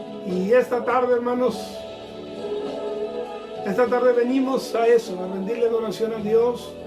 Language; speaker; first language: Spanish; native; Spanish